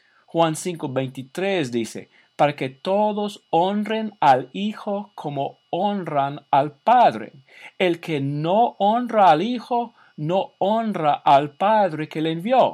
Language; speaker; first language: Spanish; non-native, fluent; English